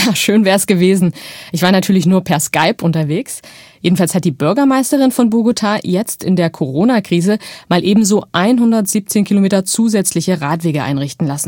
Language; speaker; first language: German; native; German